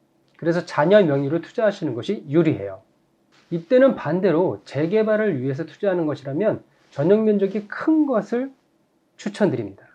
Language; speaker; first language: Korean; native; Korean